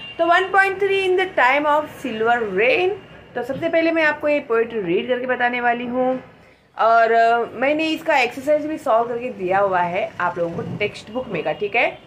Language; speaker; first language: Hindi; non-native, local second language; Marathi